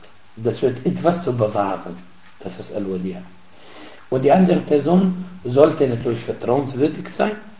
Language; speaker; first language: German; non-native, fluent; Arabic